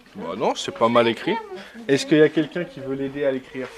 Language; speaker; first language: French; native; French